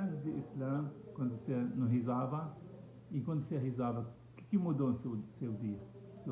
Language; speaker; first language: Portuguese; non-native, fluent; Arabic